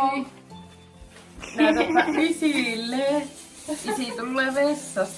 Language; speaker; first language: Finnish; native; Finnish